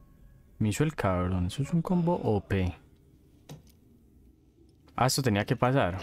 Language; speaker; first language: Spanish; native; Spanish